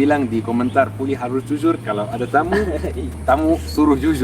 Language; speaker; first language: Indonesian; non-native, fluent; Arabic